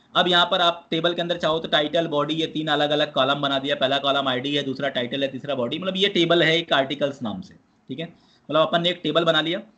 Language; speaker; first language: Hindi; native; Hindi